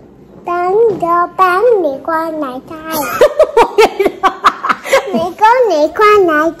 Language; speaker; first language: Vietnamese; early bilingual, heritage; Vietnamese